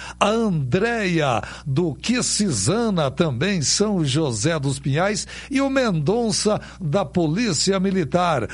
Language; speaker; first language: Portuguese; native; Portuguese